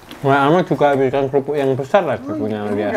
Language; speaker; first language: Indonesian; non-native, local second language; Javanese